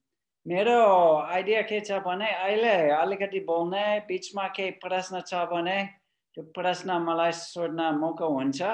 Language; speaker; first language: Nepali; non-native, fluent; English